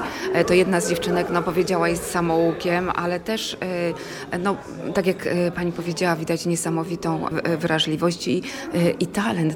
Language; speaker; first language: Polish; native; Polish